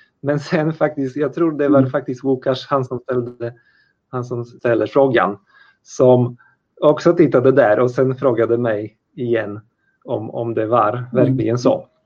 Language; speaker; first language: Swedish; non-native, fluent; Polish